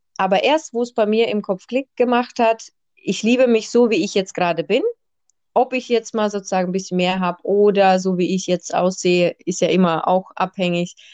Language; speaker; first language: German; early bilingual, other home language; Russian